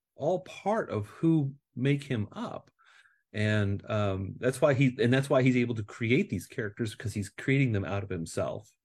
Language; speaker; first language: English; native; English